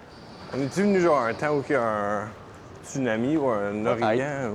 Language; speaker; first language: French; native; French